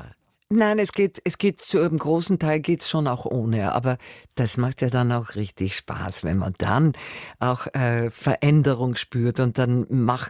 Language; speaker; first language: German; native; German